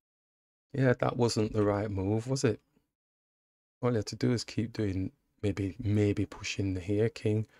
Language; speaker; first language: English; native; English